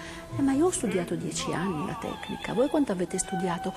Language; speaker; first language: Italian; native; Italian